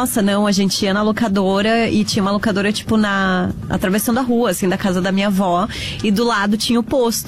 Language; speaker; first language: Portuguese; native; Portuguese